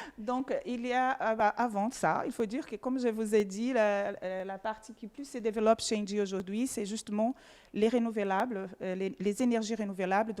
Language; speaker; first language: French; non-native, fluent; Portuguese